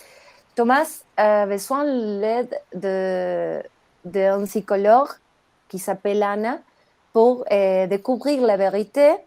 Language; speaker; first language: French; non-native, learner; Spanish